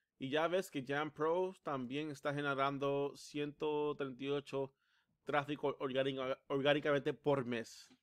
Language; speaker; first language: Spanish; early bilingual, heritage; Spanish